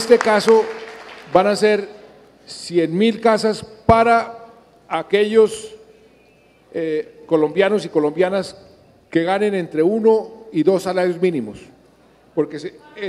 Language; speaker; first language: Spanish; native; Spanish